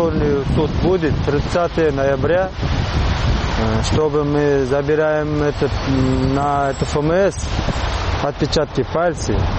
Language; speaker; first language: Russian; non-native, learner; Uzbek